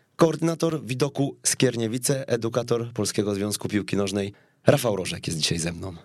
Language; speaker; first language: Polish; native; Polish